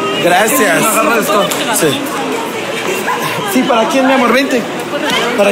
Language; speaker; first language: Spanish; native; Spanish